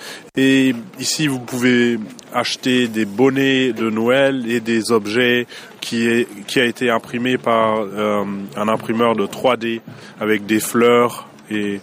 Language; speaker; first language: French; non-native, fluent; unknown